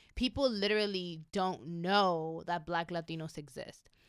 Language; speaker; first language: English; early bilingual, other home language; Spanish